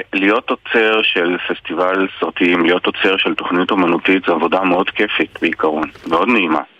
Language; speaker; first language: Hebrew; native; Hebrew